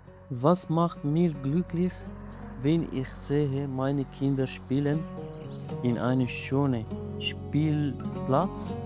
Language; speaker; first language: German; non-native, learner; Arabic